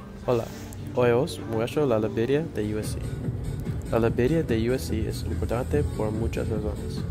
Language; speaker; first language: Spanish; non-native, learner; English